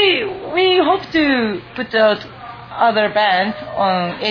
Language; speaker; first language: English; non-native, fluent; Japanese